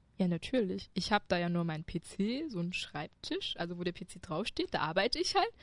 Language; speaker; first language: German; early bilingual, other home language; Chinese